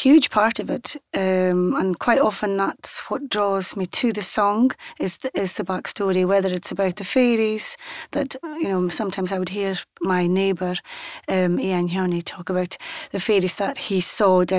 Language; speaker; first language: English; non-native, local second language; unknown